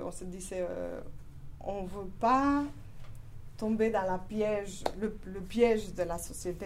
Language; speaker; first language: French; non-native, fluent; Spanish